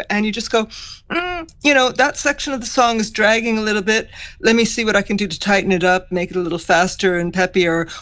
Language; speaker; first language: English; native; English